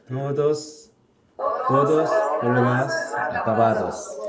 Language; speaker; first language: Spanish; non-native, learner; Korean